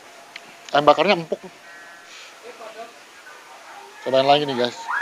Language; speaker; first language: Indonesian; native; Indonesian